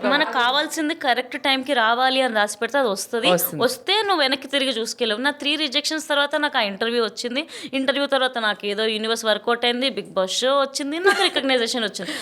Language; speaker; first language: Telugu; native; Telugu